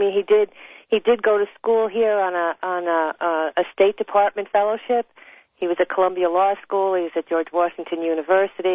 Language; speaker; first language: English; native; English